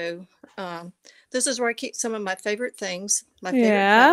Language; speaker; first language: English; native; English